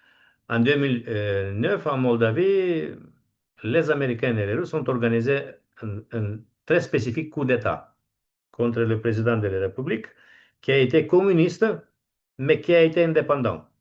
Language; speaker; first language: French; non-native, fluent; Romanian